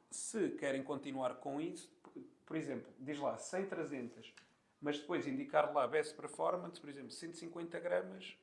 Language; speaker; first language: Portuguese; native; Portuguese